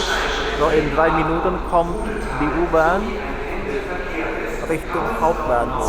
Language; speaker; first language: German; non-native, fluent; Indonesian